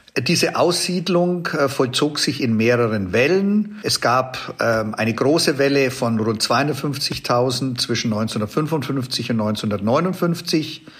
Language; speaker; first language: German; native; German